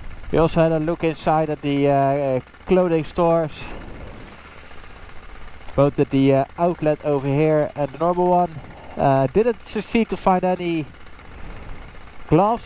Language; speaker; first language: English; non-native, fluent; Dutch